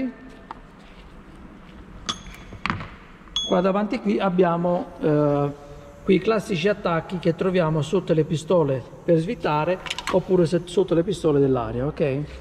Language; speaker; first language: Italian; native; Italian